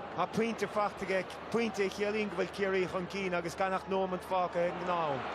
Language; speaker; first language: Irish; native; Irish